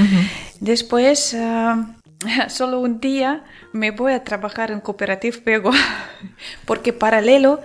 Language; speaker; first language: Spanish; non-native, learner; Ukrainian